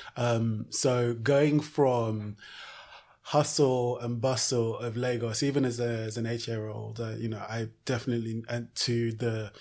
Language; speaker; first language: English; early bilingual, other home language; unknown